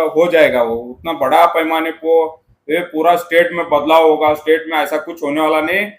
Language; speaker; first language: Hindi; non-native, local second language; Kannada